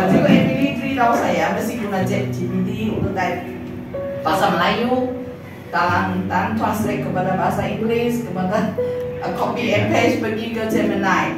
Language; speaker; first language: Malay; native; Malay